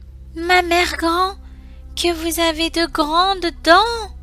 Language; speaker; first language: French; native; French